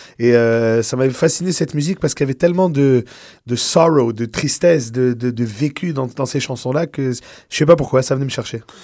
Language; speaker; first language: French; native; French